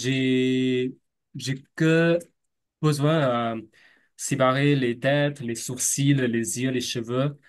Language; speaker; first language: French; non-native, fluent; Chinese